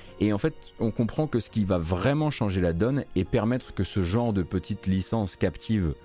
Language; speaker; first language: French; native; French